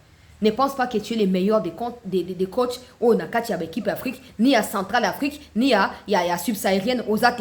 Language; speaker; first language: French; non-native, local second language; Lingala